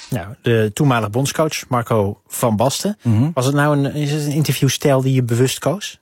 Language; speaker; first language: Dutch; native; Dutch